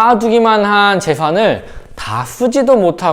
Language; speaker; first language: Korean; native; Korean